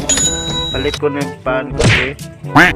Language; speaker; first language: Filipino; non-native, local second language; Cebuano